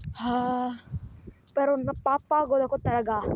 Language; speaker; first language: Filipino; non-native, learner; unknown